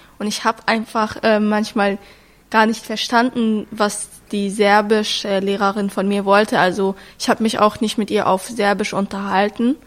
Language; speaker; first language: German; early bilingual, other home language; Arabic